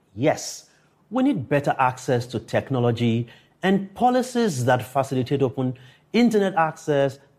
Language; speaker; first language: English; non-native, local second language; Yoruba